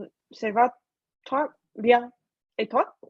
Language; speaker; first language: French; non-native, learner; Chinese